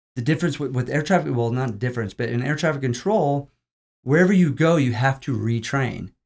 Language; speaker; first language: English; native; English